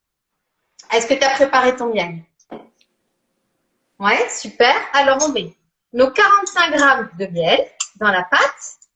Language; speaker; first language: French; native; French